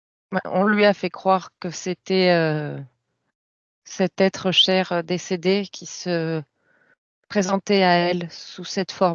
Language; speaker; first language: French; native; French